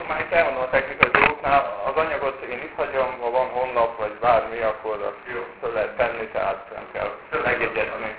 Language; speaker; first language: Hungarian; native; Hungarian